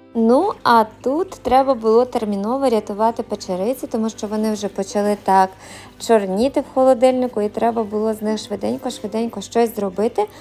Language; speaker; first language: Ukrainian; native; Ukrainian